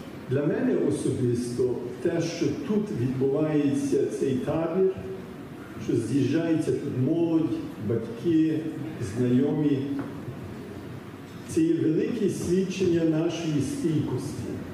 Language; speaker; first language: Ukrainian; early bilingual, heritage; Ukrainian